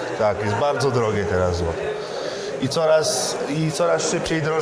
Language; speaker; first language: Polish; early bilingual, heritage; Polish